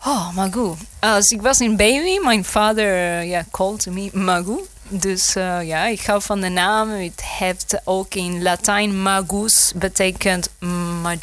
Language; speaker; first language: Dutch; non-native, learner; Spanish